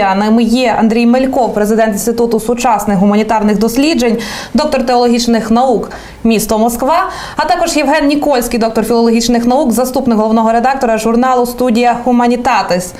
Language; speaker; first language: Ukrainian; native; Ukrainian